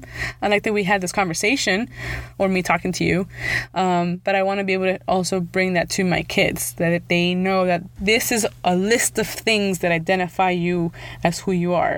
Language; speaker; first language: English; early bilingual, other home language; Spanish